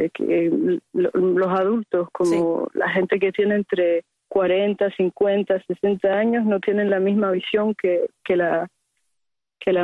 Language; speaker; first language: Spanish; early bilingual, heritage; Spanish